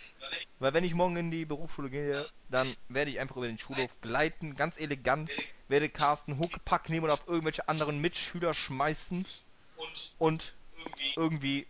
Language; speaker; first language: German; native; German